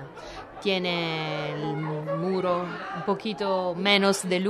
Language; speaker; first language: Spanish; non-native, fluent; Italian